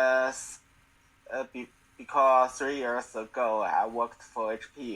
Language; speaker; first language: English; non-native, learner; Chinese